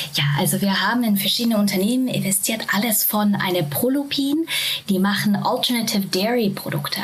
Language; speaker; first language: German; non-native, fluent; Japanese